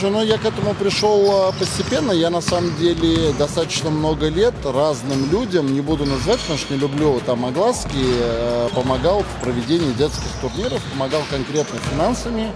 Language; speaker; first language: Russian; native; Russian